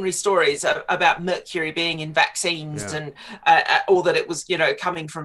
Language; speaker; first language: English; native; English